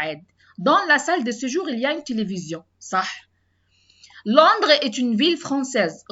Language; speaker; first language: French; non-native, learner; Arabic